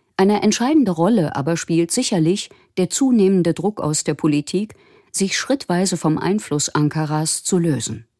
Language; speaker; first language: German; native; German